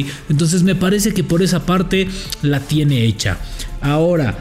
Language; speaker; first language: Spanish; native; Spanish